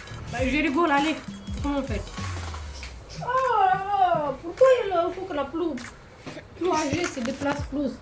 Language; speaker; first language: French; non-native, learner; Romanian